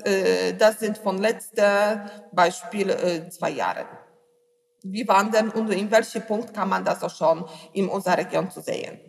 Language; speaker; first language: German; non-native, learner; Polish